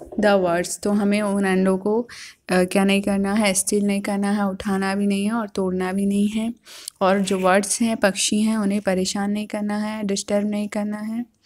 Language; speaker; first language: Hindi; native; Hindi